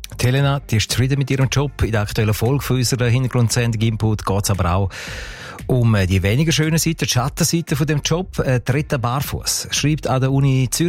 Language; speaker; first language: German; native; German